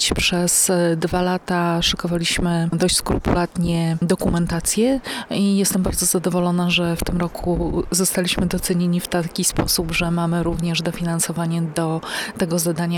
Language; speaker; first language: Polish; native; Polish